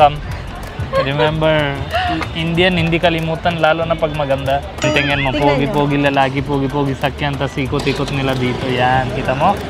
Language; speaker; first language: Filipino; non-native, learner; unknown